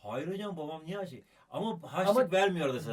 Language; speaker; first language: Turkish; native; Turkish